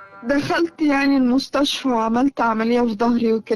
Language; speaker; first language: Arabic; native; Arabic